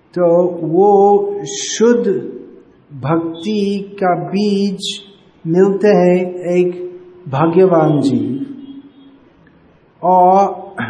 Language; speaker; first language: Hindi; native; Hindi